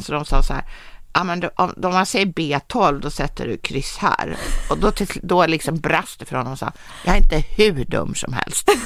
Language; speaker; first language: Swedish; native; Swedish